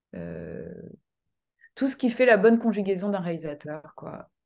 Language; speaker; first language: French; early bilingual, other home language; Kinyarwanda